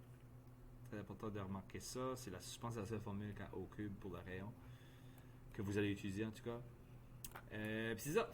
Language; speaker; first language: French; native; French